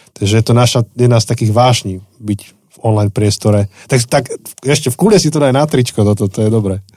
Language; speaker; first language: Slovak; native; Slovak